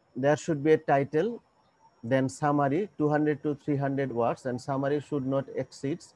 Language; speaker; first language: English; non-native, local second language; Bangla